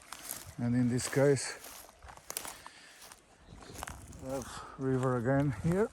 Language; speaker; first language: English; non-native, learner; Portuguese